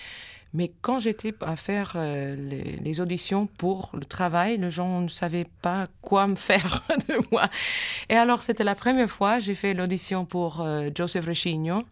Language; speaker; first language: French; non-native, fluent; English